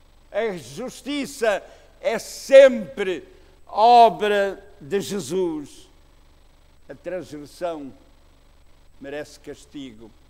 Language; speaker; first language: Portuguese; native; Portuguese